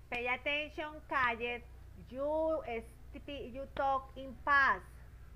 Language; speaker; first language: English; non-native, learner; Spanish